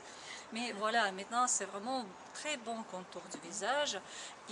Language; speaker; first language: French; non-native, learner; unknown